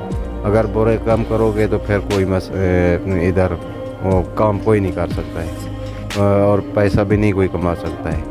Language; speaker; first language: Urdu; non-native, local second language; Punjabi